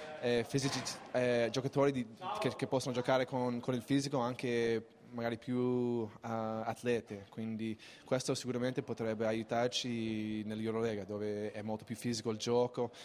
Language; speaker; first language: Italian; non-native, fluent; English